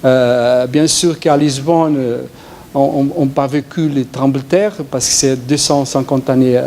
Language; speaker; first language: French; non-native, fluent; Portuguese